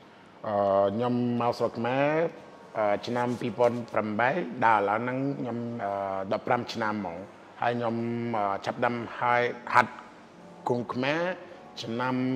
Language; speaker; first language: Khmer; non-native, fluent; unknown